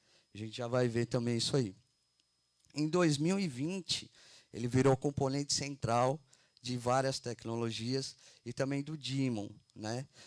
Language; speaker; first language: Portuguese; native; Portuguese